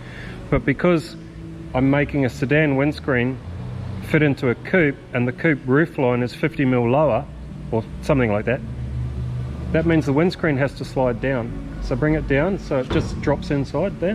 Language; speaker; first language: English; native; English